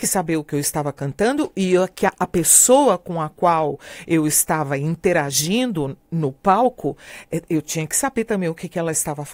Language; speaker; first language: Portuguese; non-native, local second language; French